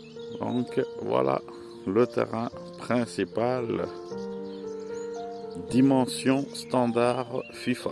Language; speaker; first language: French; non-native, fluent; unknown